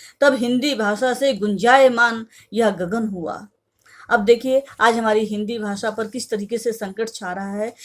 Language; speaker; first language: Hindi; native; Hindi